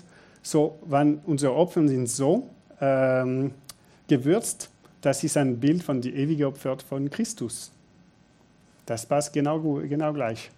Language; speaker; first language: German; non-native, fluent; French